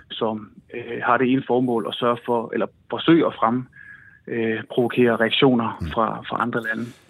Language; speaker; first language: Danish; native; Danish